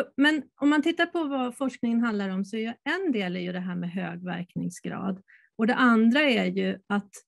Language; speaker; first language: Swedish; native; Swedish